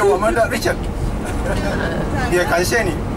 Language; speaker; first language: Chinese; native; Chinese